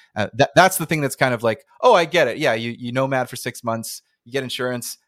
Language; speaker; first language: English; native; English